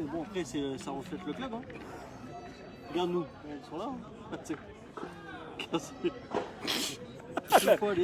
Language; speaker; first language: French; native; French